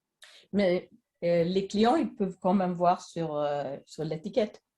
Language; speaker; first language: French; non-native, fluent; Swedish